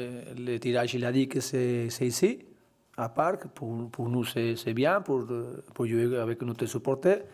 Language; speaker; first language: French; non-native, learner; Spanish